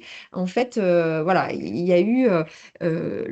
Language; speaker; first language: French; native; French